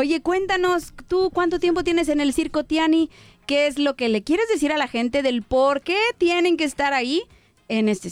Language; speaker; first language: Spanish; native; Spanish